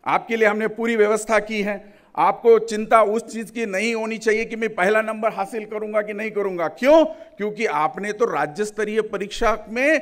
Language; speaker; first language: Hindi; non-native, local second language; Marathi